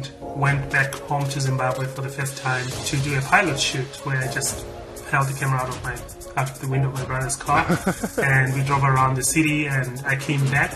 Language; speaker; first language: English; non-native, local second language; Shona